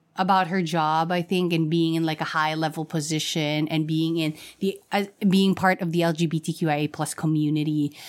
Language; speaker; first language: English; non-native, local second language; Filipino